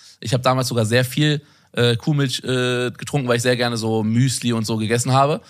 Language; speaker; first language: German; native; German